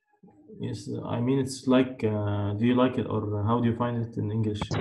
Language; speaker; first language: English; non-native, learner; Arabic